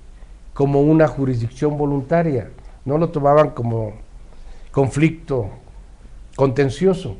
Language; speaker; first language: Spanish; native; Spanish